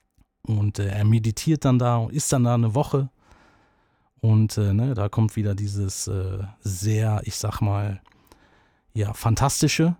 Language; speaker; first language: German; native; German